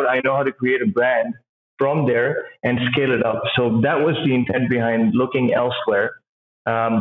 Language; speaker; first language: English; non-native, local second language; Urdu